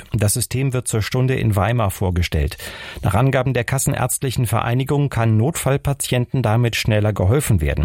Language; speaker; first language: German; native; German